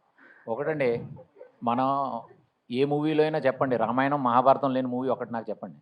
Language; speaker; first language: Telugu; native; Telugu